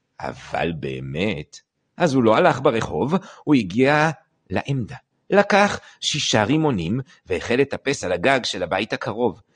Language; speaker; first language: Hebrew; native; Hebrew